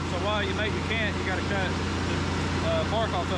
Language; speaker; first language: English; native; English